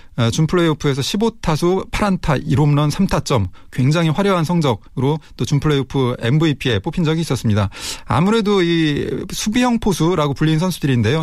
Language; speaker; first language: Korean; native; Korean